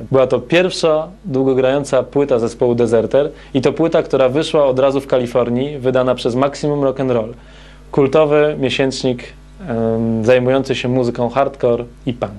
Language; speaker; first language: Polish; native; Polish